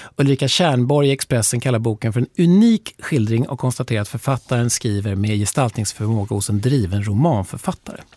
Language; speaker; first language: Swedish; native; Swedish